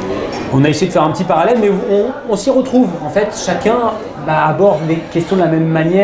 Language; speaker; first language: French; native; French